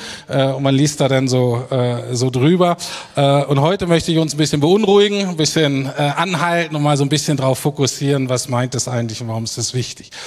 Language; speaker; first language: German; native; German